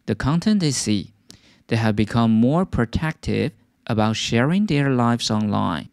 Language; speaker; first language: English; non-native, fluent; Chinese